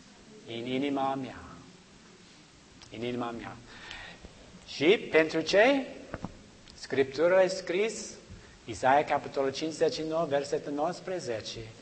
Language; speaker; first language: Romanian; non-native, learner; English